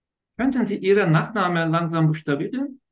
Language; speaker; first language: German; non-native, learner; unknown